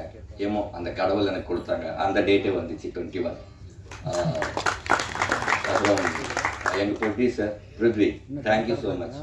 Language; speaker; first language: Tamil; non-native, learner; Telugu